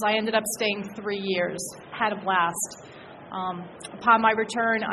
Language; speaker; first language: English; native; English